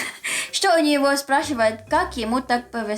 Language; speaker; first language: Russian; non-native, learner; Filipino